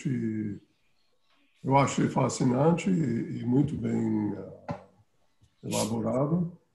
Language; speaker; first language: Portuguese; non-native, fluent; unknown